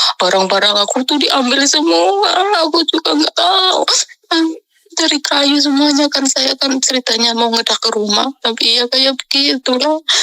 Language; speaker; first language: Indonesian; non-native, local second language; Javanese